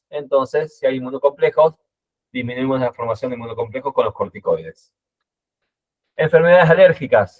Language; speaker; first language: Spanish; native; Spanish